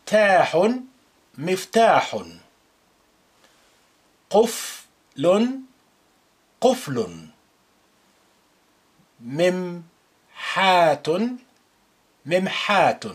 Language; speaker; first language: Arabic; non-native, fluent; English